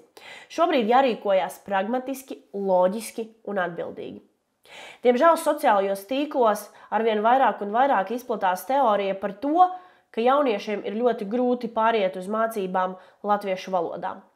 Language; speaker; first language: Latvian; native; Latvian